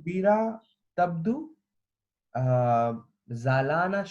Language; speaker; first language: Arabic; non-native, learner; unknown